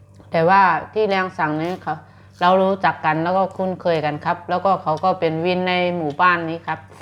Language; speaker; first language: Thai; non-native, fluent; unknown